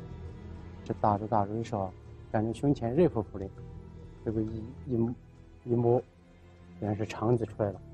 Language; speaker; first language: Chinese; native; Chinese